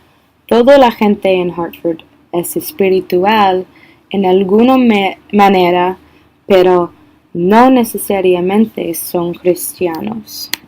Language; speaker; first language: Spanish; non-native, learner; English